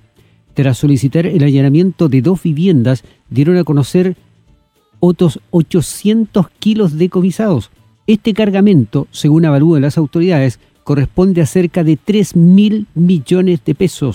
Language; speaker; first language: Spanish; native; Spanish